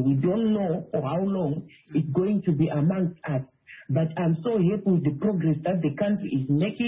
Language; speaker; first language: English; non-native, local second language; Shona